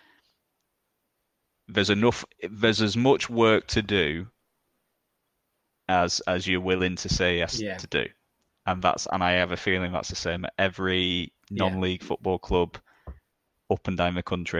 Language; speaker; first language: English; native; English